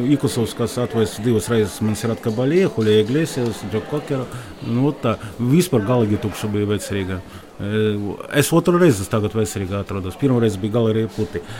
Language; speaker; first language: Latvian; non-native, local second language; Russian